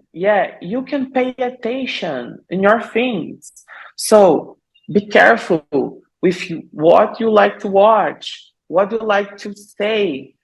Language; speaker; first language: English; non-native, learner; Portuguese